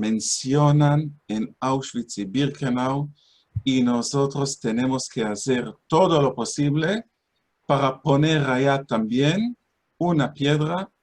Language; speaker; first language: Spanish; non-native, fluent; Hebrew